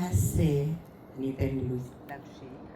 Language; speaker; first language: Hebrew; non-native, fluent; Spanish